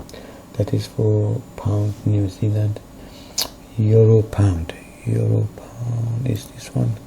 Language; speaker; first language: English; non-native, fluent; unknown